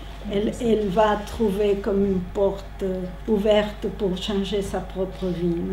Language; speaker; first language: French; non-native, learner; Spanish